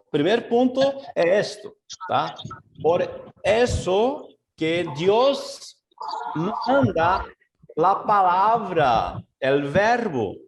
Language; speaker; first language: Spanish; non-native, fluent; Portuguese